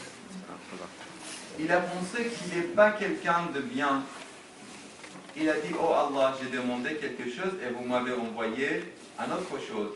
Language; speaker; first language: French; non-native, fluent; Arabic